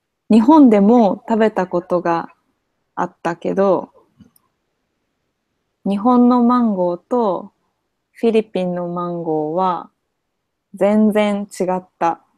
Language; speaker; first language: Japanese; non-native, fluent; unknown